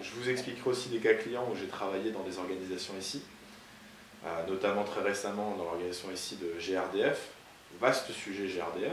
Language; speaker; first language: French; native; French